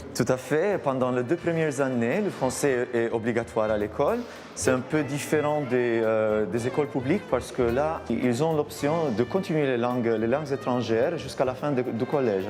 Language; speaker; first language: French; non-native, fluent; Maltese